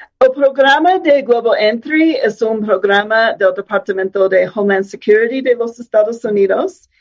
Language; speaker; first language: Spanish; non-native, fluent; English